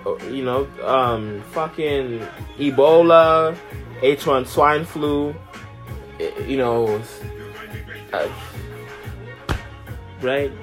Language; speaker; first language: English; native; English